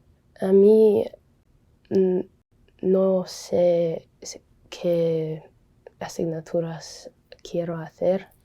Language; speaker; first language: Spanish; non-native, learner; English